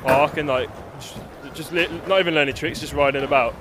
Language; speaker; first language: English; native; English